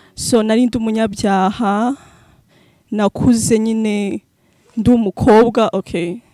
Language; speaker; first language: Kinyarwanda; native; Kinyarwanda